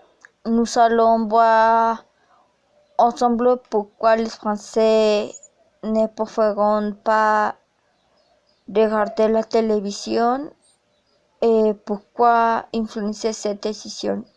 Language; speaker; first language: French; non-native, learner; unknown